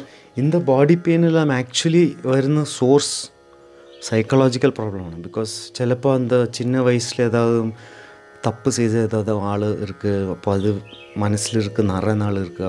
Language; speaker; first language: Tamil; non-native, learner; Malayalam